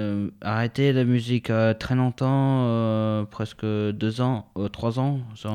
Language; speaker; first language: French; non-native, learner; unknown